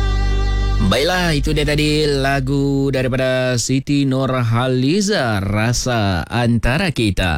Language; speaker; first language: Malay; native; Malay